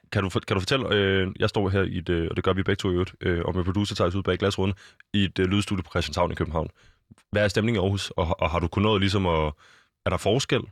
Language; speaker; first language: Danish; native; Danish